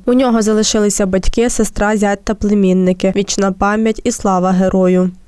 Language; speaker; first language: Ukrainian; native; Ukrainian